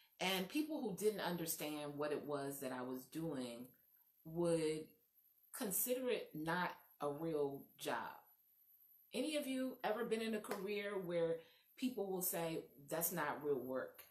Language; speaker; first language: English; native; English